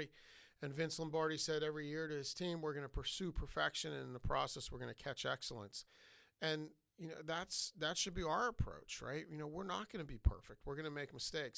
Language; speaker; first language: English; native; English